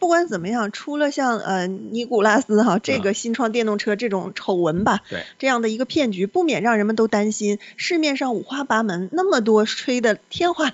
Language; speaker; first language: Chinese; native; Chinese